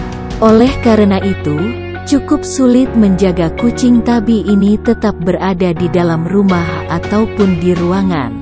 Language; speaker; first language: Indonesian; native; Indonesian